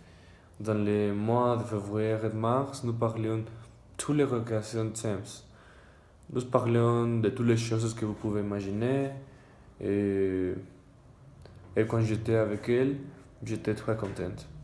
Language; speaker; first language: French; non-native, learner; Spanish